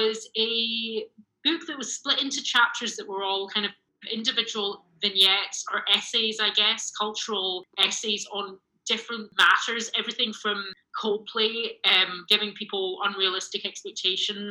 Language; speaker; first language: English; native; English